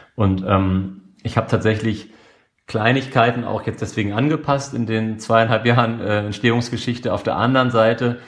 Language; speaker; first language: German; native; German